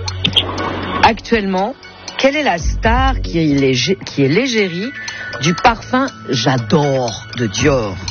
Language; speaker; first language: French; native; French